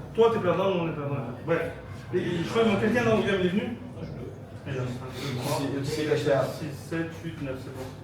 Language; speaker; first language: French; native; French